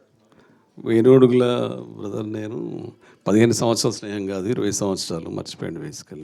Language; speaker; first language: Telugu; native; Telugu